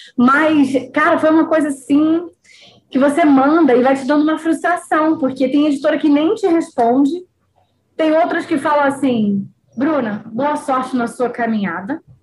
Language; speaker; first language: Portuguese; native; Portuguese